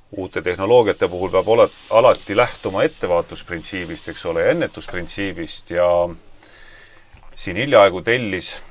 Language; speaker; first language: Estonian; native; Estonian